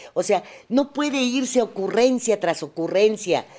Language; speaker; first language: Spanish; native; Spanish